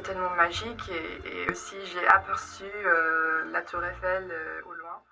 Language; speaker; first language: French; non-native, fluent; Turkish